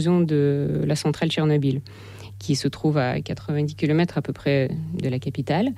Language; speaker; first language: French; non-native, fluent; Russian